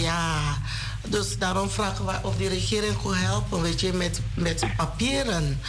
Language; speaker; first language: Dutch; non-native, learner; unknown